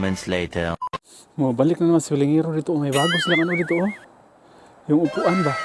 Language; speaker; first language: Filipino; non-native, local second language; Cebuano